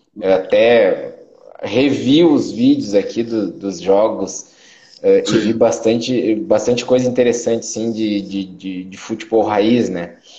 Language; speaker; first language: Portuguese; native; Portuguese